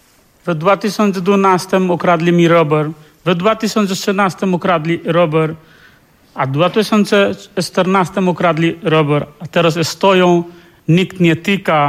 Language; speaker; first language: Polish; non-native, learner; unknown